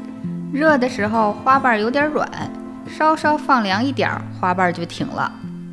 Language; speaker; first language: Chinese; native; Chinese